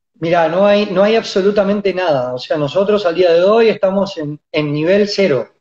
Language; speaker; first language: Spanish; native; Spanish